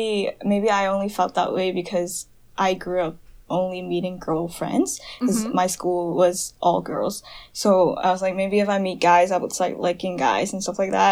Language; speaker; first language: English; non-native, local second language; Cantonese